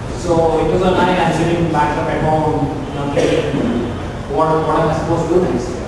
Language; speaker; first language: English; non-native, local second language; Kannada